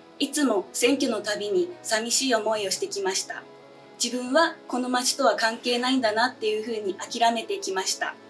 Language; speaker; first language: Japanese; early bilingual, other home language; Chinese